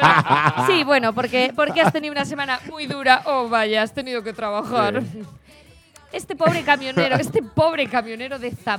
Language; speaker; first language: Spanish; native; Spanish